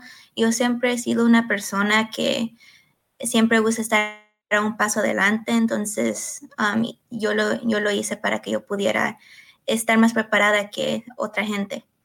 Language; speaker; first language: Spanish; early bilingual, heritage; Spanish